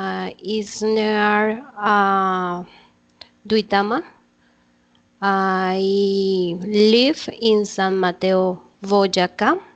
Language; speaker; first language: English; non-native, learner; Spanish